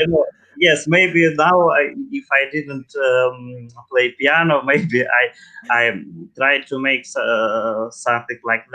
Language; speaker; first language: English; non-native, learner; Russian